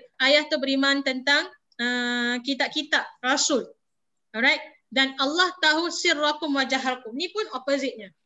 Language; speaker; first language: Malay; native; Malay